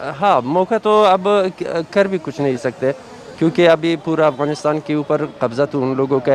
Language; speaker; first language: Hindi; non-native, fluent; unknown